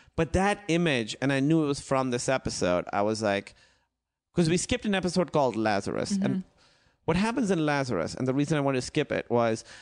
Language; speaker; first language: English; non-native, local second language; Urdu